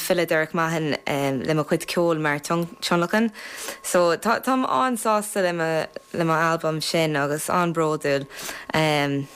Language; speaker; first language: Irish; non-native, local second language; English